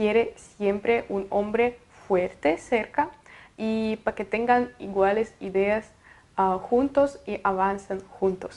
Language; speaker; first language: Spanish; non-native, fluent; Russian